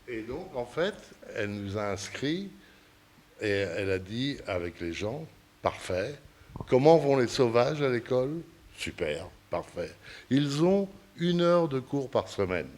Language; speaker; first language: French; early bilingual, other home language; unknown